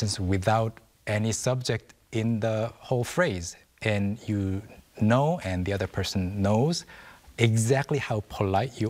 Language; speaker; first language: English; non-native, fluent; Korean